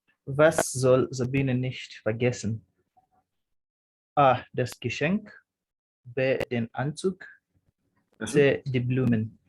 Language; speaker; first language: German; non-native, learner; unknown